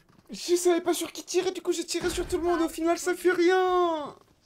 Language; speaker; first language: French; native; French